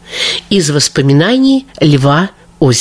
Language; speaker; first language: Russian; native; Russian